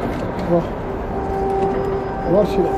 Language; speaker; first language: Russian; non-native, learner; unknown